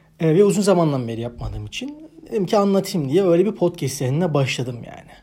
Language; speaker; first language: Turkish; native; Turkish